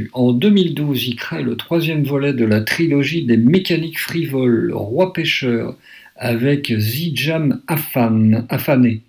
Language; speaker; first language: French; native; French